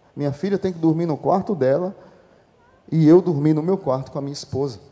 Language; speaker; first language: Portuguese; native; Portuguese